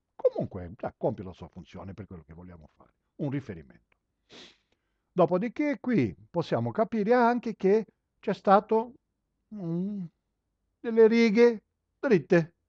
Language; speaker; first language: Italian; early bilingual, heritage; Italian